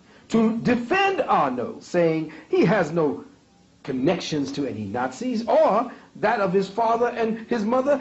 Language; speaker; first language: English; native; English